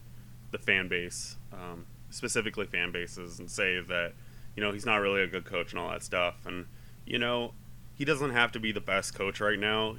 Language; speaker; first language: English; native; English